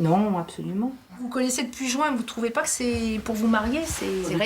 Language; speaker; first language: French; native; French